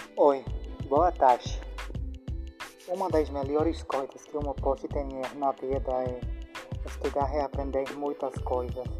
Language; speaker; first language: Portuguese; non-native, learner; Spanish